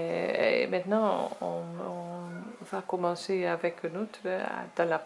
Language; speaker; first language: French; non-native, learner; Dutch